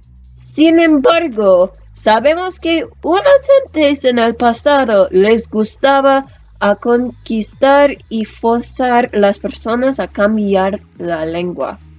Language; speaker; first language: Spanish; non-native, learner; English